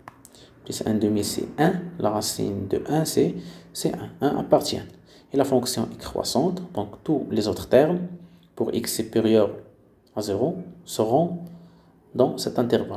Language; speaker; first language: French; non-native, local second language; Arabic